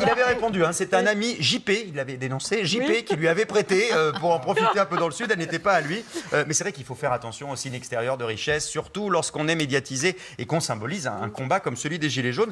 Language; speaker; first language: French; native; French